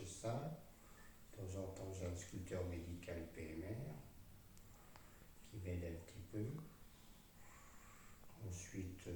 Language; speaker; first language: French; native; French